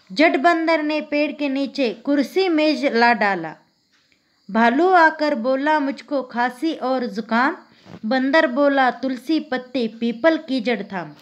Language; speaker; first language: Hindi; non-native, local second language; Marathi